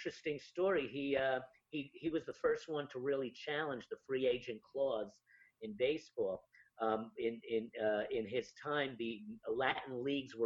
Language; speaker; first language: English; native; English